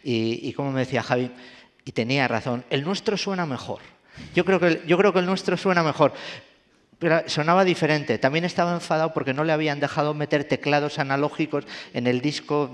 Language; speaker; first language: Spanish; native; Spanish